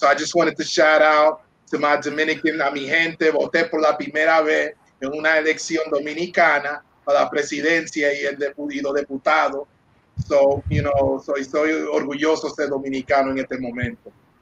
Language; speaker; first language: Spanish; early bilingual, heritage; Spanish